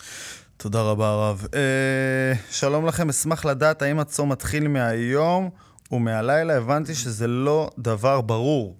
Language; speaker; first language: Hebrew; native; Hebrew